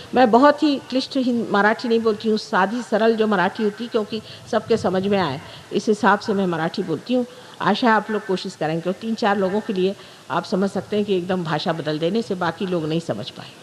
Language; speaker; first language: Hindi; non-native, local second language; Marathi